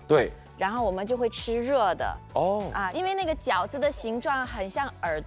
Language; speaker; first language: Chinese; native; Chinese